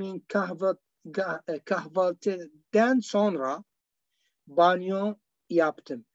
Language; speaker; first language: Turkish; non-native, learner; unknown